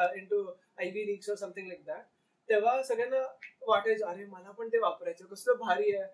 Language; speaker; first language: English; non-native, local second language; Marathi